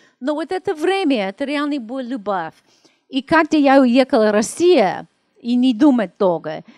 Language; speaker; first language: Russian; non-native, learner; English